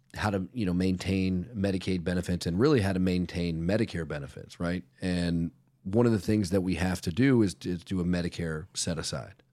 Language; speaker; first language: English; native; English